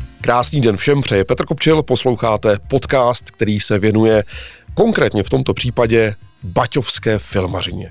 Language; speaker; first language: Czech; native; Czech